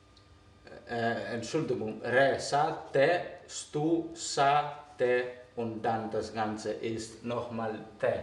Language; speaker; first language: German; non-native, fluent; Greek